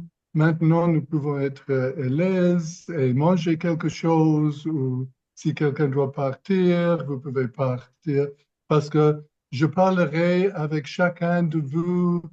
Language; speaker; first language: French; non-native, fluent; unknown